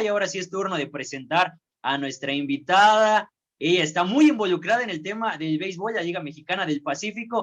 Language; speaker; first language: Spanish; native; Spanish